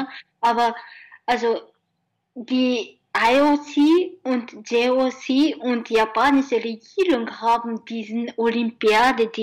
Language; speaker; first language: German; non-native, learner; Japanese